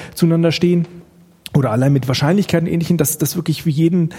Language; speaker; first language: German; native; German